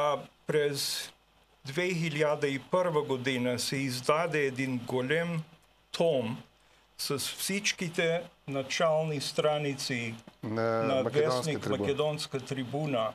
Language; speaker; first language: Bulgarian; early bilingual, heritage; Bulgarian